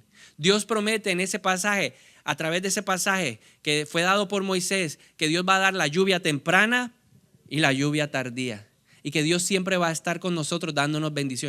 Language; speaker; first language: Spanish; native; Spanish